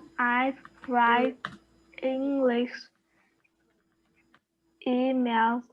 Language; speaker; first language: English; non-native, learner; Vietnamese